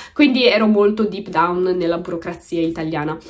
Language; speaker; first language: Italian; early bilingual, other home language; Romanian